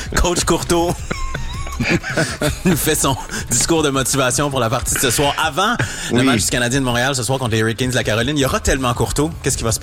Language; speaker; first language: French; native; French